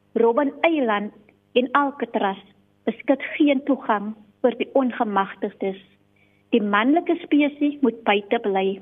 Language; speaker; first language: Afrikaans; native; Afrikaans